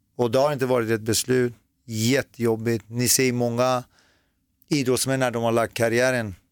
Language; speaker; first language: Swedish; early bilingual, other home language; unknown